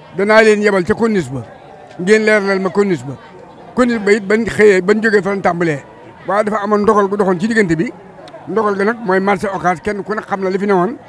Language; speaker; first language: Wolof; native; Wolof